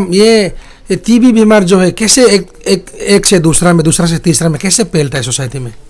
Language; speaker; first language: Hindi; non-native, local second language; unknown